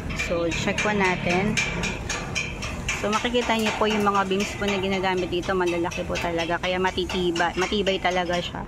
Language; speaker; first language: Filipino; native; Filipino